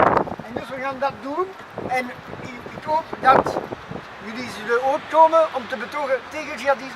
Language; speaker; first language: Dutch; non-native, learner; Arabic